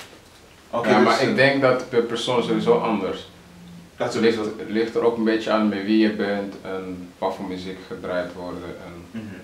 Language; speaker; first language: Dutch; early bilingual, other home language; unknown